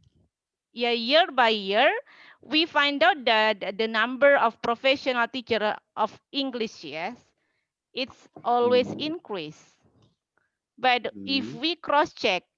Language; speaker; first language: English; non-native, learner; Indonesian